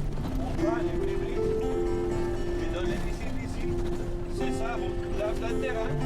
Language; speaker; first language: French; non-native, learner; Spanish